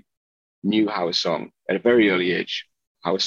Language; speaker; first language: English; native; English